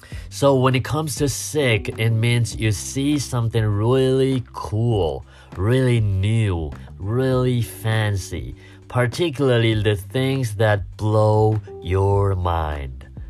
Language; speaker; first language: English; non-native, fluent; Chinese